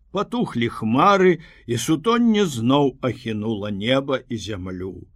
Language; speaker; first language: Belarusian; native; Belarusian